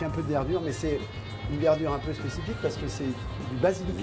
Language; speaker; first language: French; native; French